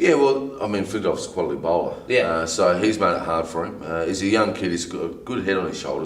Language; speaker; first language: English; native; English